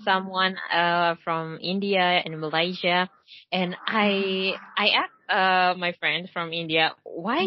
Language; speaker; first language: English; non-native, learner; Indonesian